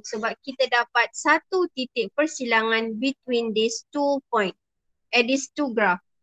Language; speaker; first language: English; non-native, local second language; Malay